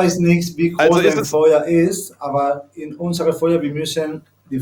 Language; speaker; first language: German; non-native, learner; Spanish